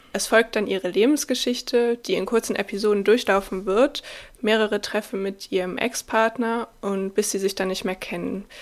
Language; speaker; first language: German; native; German